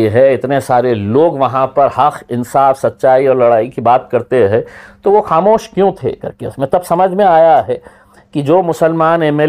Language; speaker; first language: Hindi; native; Hindi